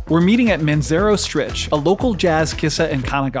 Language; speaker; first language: English; native; English